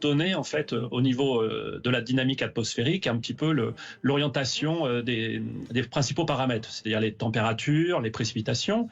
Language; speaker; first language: French; native; French